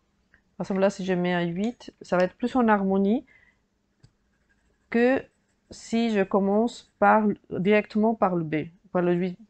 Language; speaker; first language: French; native; French